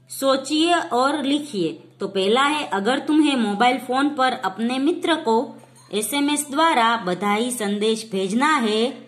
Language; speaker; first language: Hindi; non-native, local second language; Gujarati